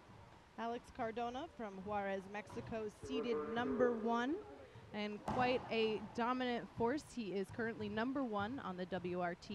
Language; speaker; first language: English; native; English